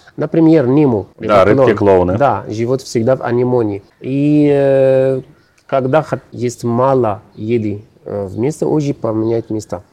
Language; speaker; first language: Russian; non-native, learner; Arabic